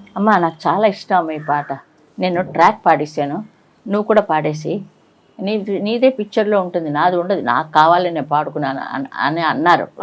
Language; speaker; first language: Telugu; native; Telugu